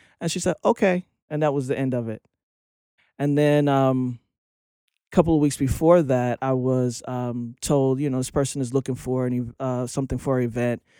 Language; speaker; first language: English; native; English